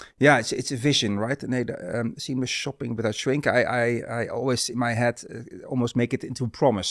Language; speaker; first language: English; non-native, fluent; Dutch